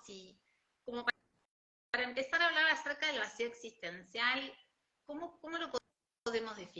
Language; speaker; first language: Spanish; native; Spanish